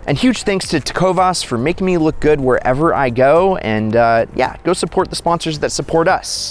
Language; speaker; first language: English; native; English